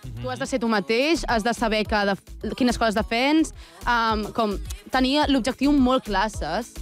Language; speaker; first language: Catalan; non-native, local second language; Spanish